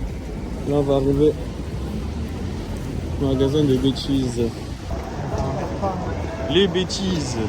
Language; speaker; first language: French; native; French